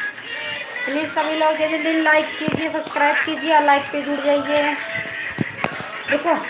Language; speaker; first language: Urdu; non-native, local second language; Awadhi